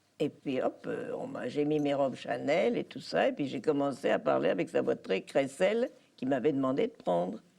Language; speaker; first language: French; early bilingual, other home language; Polish